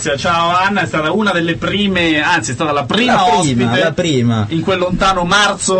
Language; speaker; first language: Italian; native; Italian